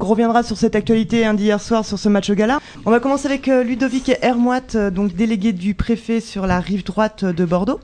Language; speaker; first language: French; native; French